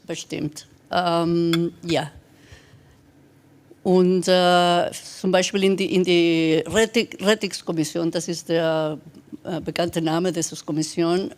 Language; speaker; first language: German; non-native, fluent; Spanish